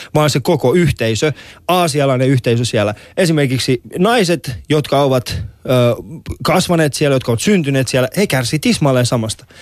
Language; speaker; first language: Finnish; early bilingual, other home language; Persian